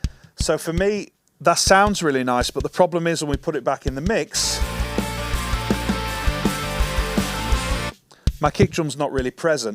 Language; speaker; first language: English; native; English